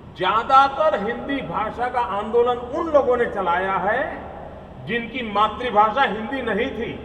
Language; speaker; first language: Hindi; non-native, local second language; Gujarati